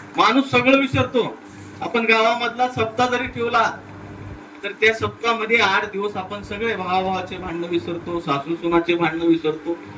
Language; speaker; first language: Marathi; native; Marathi